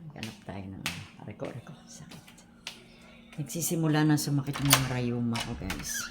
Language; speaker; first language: Filipino; non-native, local second language; Cebuano